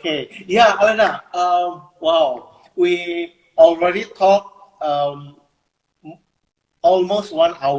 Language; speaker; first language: English; non-native, fluent; Indonesian